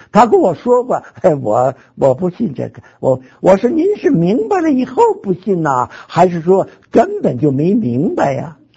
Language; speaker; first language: Chinese; native; Chinese